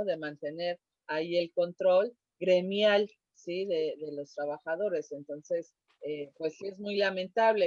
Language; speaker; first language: Spanish; native; Spanish